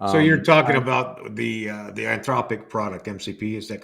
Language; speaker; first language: English; native; English